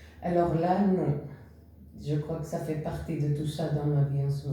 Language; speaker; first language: French; non-native, fluent; Spanish